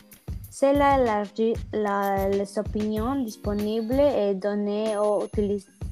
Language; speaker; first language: French; non-native, learner; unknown